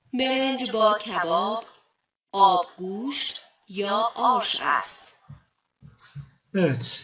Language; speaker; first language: Persian; non-native, fluent; Turkish